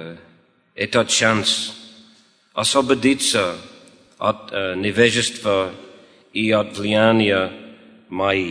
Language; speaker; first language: Russian; non-native, fluent; English